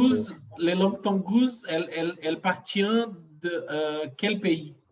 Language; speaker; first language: French; non-native, fluent; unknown